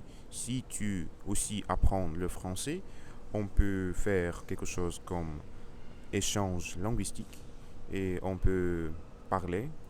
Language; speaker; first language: French; non-native, learner; Russian